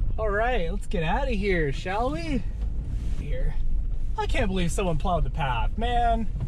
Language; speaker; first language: English; native; English